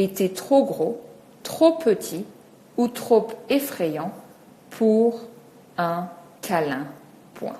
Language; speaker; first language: French; native; French